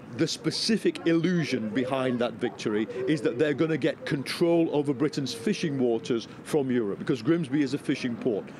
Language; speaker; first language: English; native; English